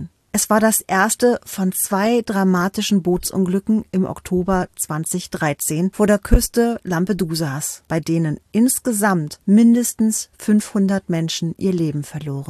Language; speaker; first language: German; native; German